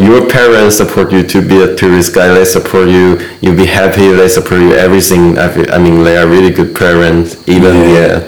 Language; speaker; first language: English; non-native, learner; Chinese